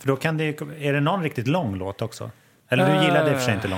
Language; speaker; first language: Swedish; native; Swedish